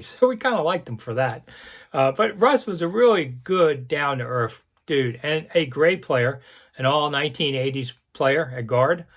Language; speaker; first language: English; native; English